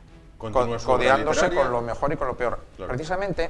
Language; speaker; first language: Spanish; native; Spanish